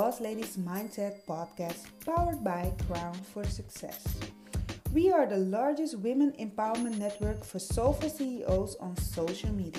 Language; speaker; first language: English; non-native, fluent; Dutch